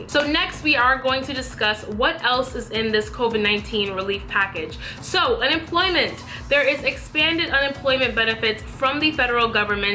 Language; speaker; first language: English; native; English